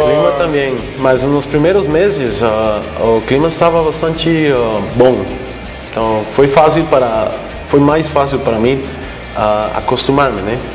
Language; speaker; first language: Portuguese; non-native, fluent; Spanish